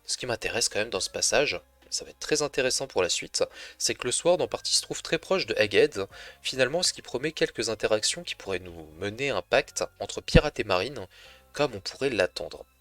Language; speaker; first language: French; native; French